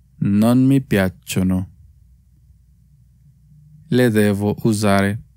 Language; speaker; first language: Italian; non-native, fluent; Spanish